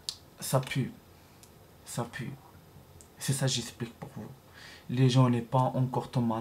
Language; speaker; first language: French; non-native, learner; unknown